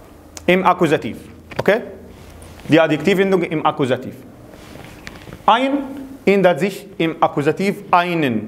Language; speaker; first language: German; non-native, fluent; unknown